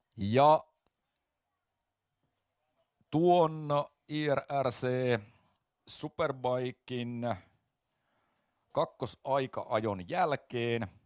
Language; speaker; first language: Finnish; native; Finnish